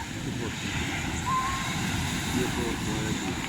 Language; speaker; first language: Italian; non-native, learner; Spanish